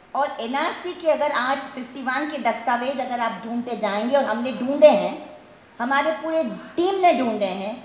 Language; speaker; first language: Hindi; non-native, local second language; Gujarati